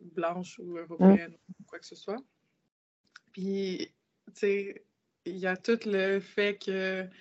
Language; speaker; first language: French; native; French